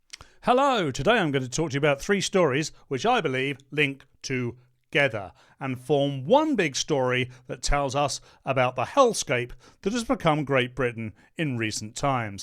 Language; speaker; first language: English; native; English